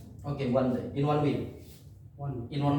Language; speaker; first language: English; non-native, fluent; Indonesian